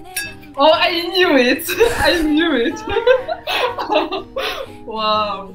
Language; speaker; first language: English; non-native, fluent; French